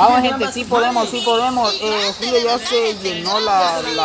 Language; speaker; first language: Spanish; native; Spanish